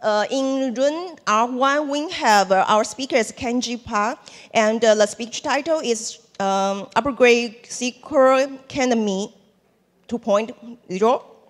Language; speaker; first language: English; non-native, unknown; Chinese